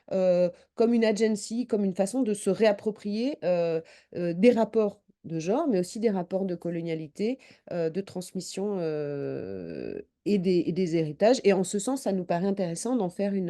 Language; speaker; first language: French; native; French